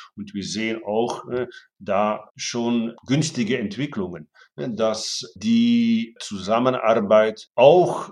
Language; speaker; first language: German; non-native, fluent; Dutch